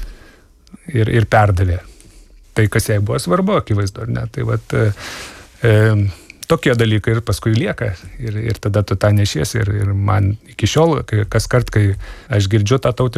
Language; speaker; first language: Lithuanian; native; Lithuanian